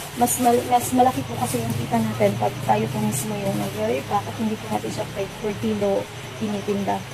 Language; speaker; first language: Filipino; non-native, local second language; Cebuano